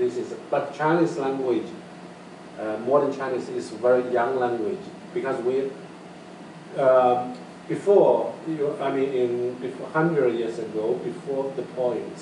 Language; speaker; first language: English; non-native, learner; Chinese